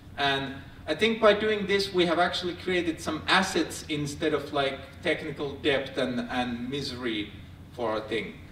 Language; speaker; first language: English; non-native, fluent; Finnish